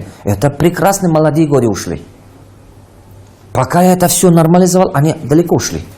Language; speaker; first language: Russian; non-native, local second language; Tajik